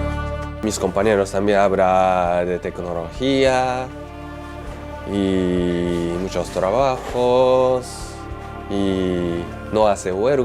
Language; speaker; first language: Spanish; non-native, learner; Japanese